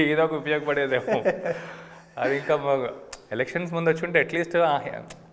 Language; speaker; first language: Telugu; native; Telugu